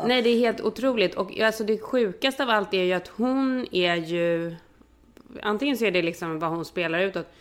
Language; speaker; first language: Swedish; native; Swedish